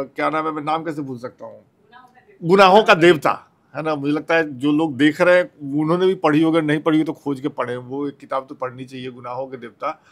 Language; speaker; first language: Hindi; non-native, local second language; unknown